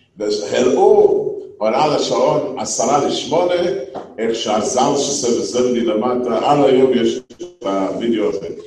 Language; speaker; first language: Hebrew; non-native, fluent; English